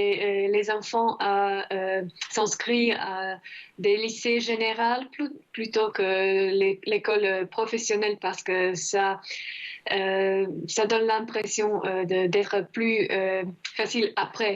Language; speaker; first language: French; non-native, fluent; Croatian